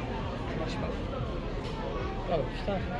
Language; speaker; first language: French; native; French